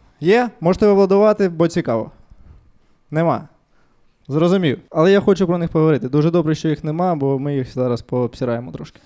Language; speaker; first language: Ukrainian; non-native, local second language; Russian